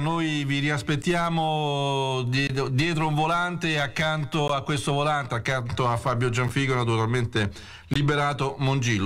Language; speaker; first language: Italian; native; Italian